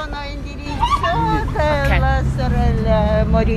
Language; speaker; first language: Italian; non-native, learner; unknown